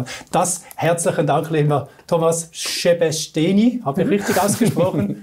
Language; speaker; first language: German; native; German